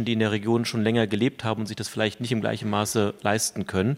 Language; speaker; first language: German; native; German